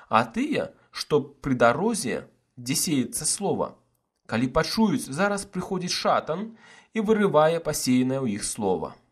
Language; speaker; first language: Belarusian; non-native, local second language; Russian